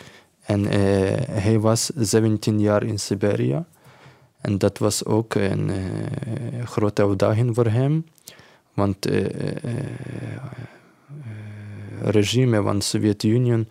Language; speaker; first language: Dutch; non-native, learner; Ukrainian